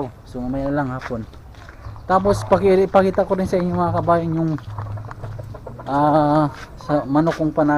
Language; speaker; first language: Filipino; non-native, local second language; Cebuano